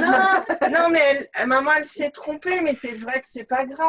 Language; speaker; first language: French; native; French